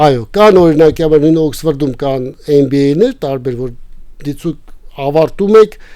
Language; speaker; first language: Armenian; native; Armenian